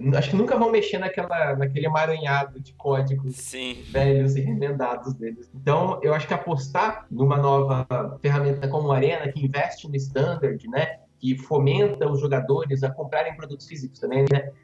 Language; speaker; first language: Portuguese; native; Portuguese